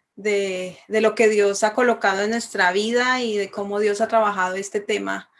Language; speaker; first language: Spanish; native; Spanish